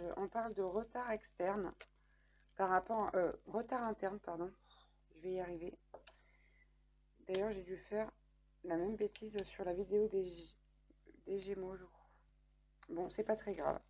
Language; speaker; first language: French; native; French